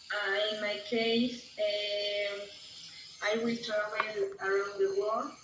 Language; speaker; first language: English; non-native, learner; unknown